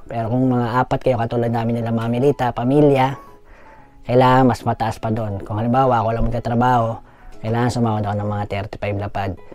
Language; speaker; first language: Filipino; native; Filipino